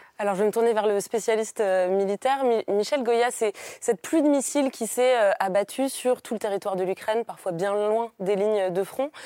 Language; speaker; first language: French; native; French